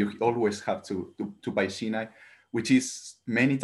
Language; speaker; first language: English; non-native, learner; Spanish